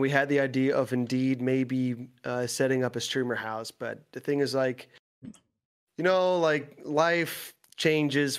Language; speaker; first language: English; non-native, fluent; Dutch